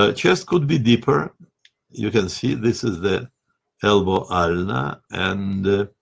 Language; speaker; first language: English; non-native, fluent; Russian